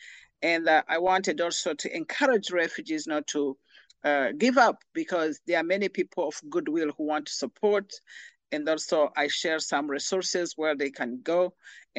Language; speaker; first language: English; non-native, local second language; Kinyarwanda